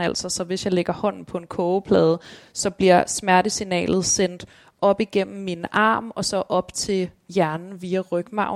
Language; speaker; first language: Danish; native; Danish